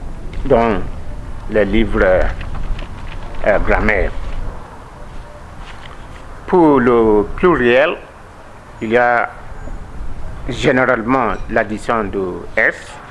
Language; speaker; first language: French; non-native, learner; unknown